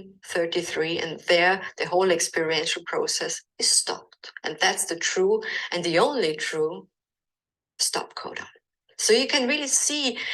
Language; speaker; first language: English; non-native, fluent; German